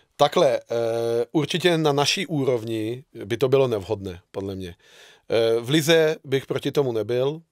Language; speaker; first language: Czech; non-native, fluent; Hungarian